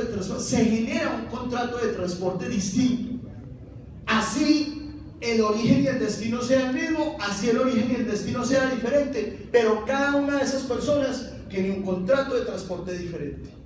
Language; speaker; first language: Spanish; native; Spanish